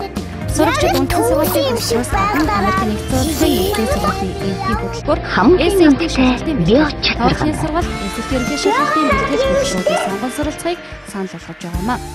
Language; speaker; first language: Mongolian; native; Mongolian